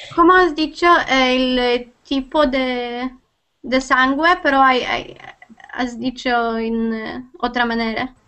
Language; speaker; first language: Spanish; non-native, learner; Lithuanian